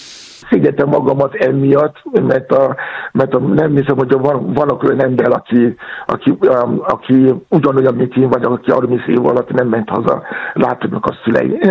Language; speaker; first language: Hungarian; non-native, fluent; Yoruba